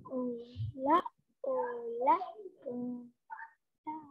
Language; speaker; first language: Spanish; non-native, learner; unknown